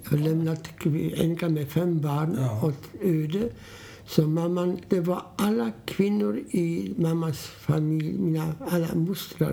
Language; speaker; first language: Swedish; non-native, fluent; Polish